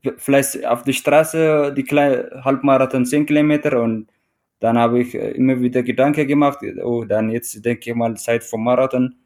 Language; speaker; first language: German; non-native, learner; Tigrinya